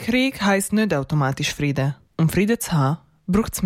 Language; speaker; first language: German; native; German